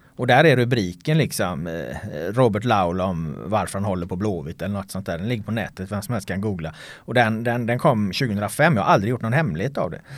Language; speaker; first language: Swedish; native; Swedish